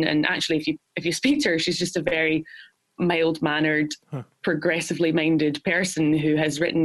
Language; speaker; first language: English; native; English